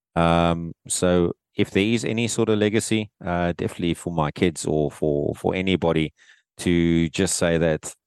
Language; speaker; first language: English; native; English